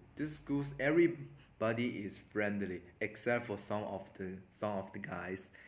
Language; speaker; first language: English; non-native, learner; Chinese